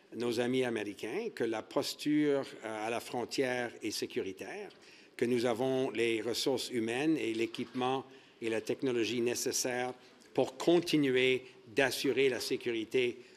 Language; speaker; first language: French; early bilingual, heritage; French